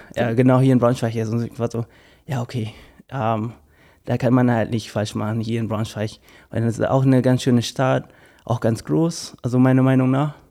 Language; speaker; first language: German; non-native, fluent; English